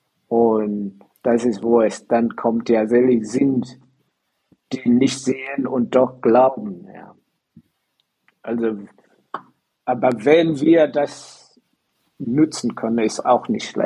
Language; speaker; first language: German; non-native, fluent; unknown